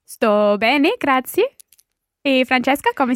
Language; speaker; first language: Italian; non-native, learner; English